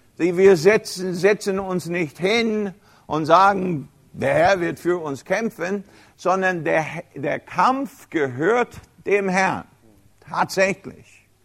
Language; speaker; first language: German; non-native, fluent; English